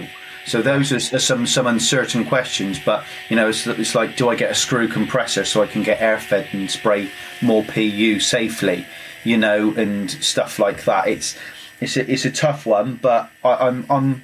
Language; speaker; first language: English; native; English